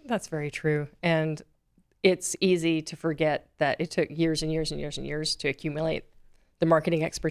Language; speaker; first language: English; native; English